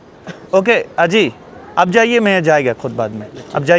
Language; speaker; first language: Hindi; non-native, learner; Bangla